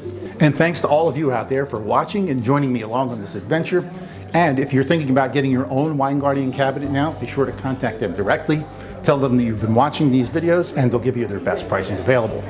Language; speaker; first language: English; native; English